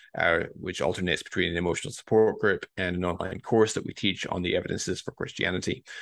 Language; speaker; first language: English; native; English